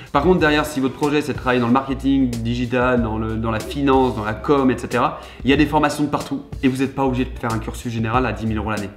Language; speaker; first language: French; native; French